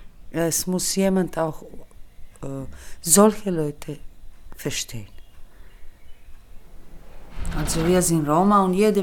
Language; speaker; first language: German; early bilingual, other home language; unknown